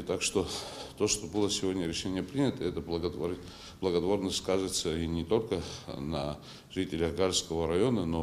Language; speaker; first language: Russian; non-native, local second language; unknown